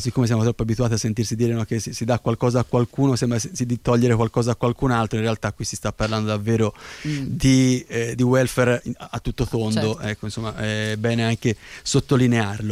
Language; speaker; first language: Italian; native; Italian